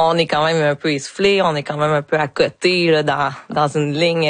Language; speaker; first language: French; native; French